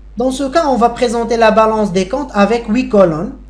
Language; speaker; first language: French; non-native, local second language; Arabic